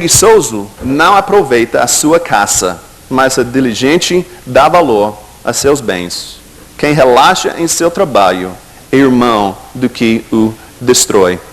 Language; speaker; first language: Portuguese; non-native, fluent; English